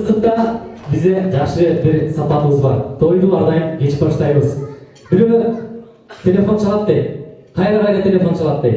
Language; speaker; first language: Kyrgyz; native; Kyrgyz